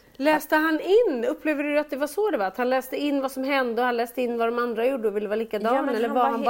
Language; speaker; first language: Swedish; native; Swedish